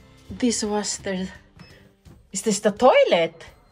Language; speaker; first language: English; non-native, local second language; Filipino